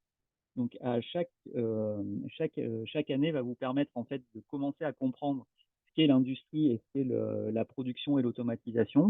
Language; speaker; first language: French; native; French